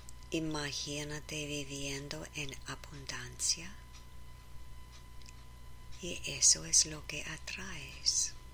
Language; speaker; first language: Spanish; non-native, learner; English